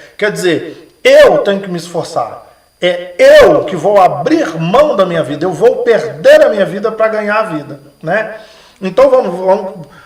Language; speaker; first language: Portuguese; native; Portuguese